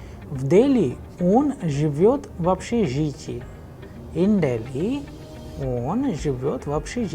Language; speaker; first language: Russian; non-native, fluent; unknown